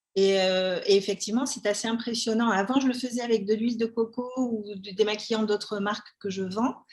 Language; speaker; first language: French; native; French